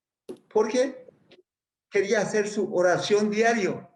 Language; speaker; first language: Spanish; non-native, fluent; Persian